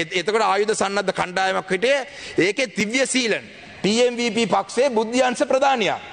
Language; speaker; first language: Sinhala; non-native, local second language; Tamil